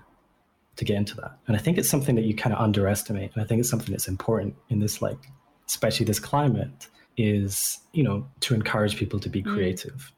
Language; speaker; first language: English; native; English